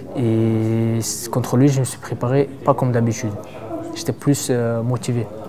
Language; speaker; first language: French; non-native, fluent; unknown